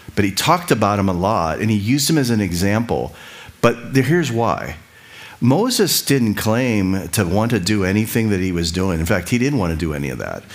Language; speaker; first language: English; native; English